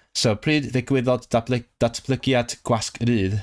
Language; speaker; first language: Welsh; non-native, learner; English